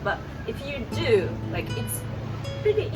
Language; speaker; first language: English; non-native, learner; Japanese